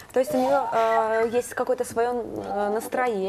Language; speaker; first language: Russian; native; Russian